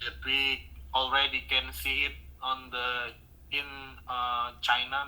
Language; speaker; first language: English; non-native, fluent; Indonesian